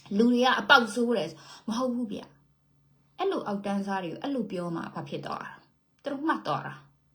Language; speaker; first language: Burmese; native; Burmese